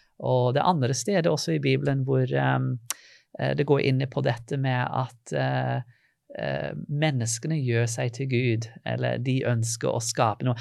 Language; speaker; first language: Norwegian; non-native, fluent; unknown